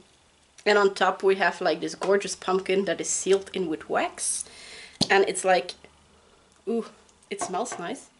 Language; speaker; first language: English; non-native, fluent; Dutch